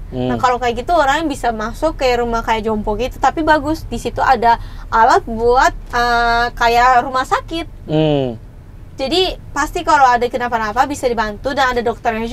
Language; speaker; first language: Indonesian; non-native, fluent; Japanese